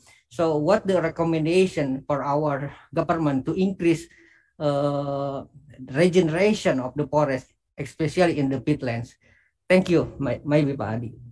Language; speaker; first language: English; non-native, learner; Indonesian